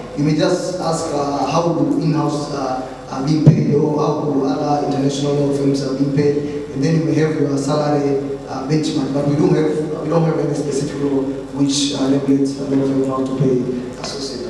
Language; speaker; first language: English; non-native, local second language; Swahili